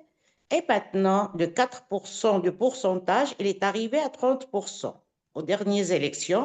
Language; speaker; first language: French; non-native, fluent; Italian